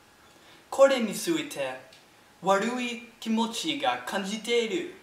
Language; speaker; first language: Japanese; non-native, learner; English